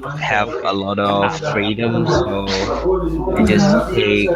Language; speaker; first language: English; non-native, learner; Thai